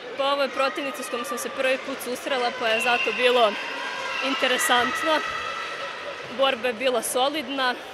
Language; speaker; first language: Bosnian; non-native, fluent; Romanian